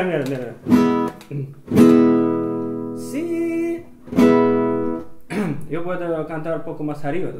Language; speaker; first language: Spanish; non-native, learner; Russian